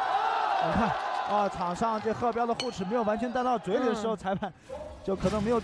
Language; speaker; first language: Chinese; native; Chinese